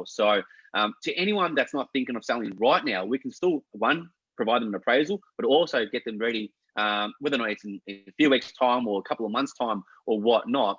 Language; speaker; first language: English; native; English